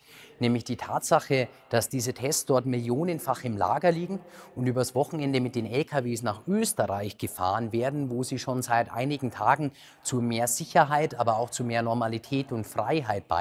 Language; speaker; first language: German; native; German